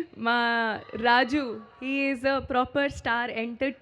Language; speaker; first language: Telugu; non-native, learner; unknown